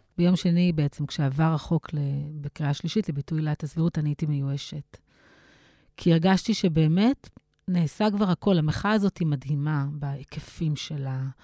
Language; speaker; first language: Hebrew; native; Hebrew